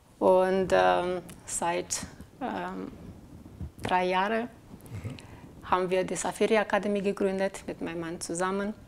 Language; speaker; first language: German; non-native, fluent; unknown